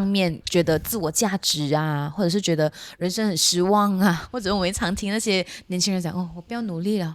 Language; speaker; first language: Chinese; non-native, local second language; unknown